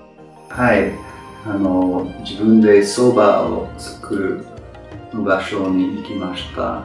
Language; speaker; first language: Japanese; non-native, learner; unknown